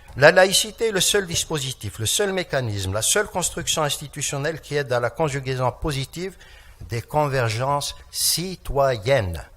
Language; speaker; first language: French; non-native, local second language; Kabyle